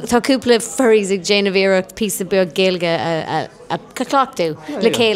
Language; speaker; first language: Irish; non-native, local second language; English